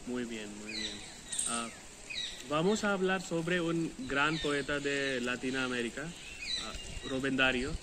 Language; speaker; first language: Spanish; non-native, learner; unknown